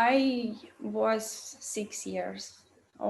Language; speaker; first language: English; non-native, learner; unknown